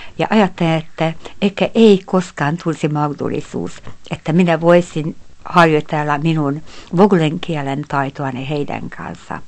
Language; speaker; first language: Finnish; non-native, fluent; Hungarian